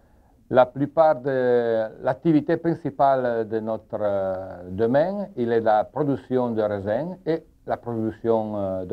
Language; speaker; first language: French; non-native, learner; Italian